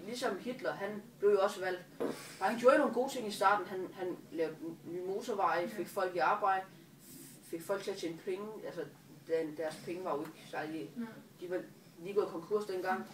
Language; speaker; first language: Danish; native; Danish